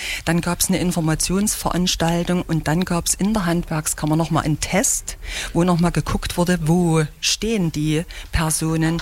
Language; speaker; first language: German; native; German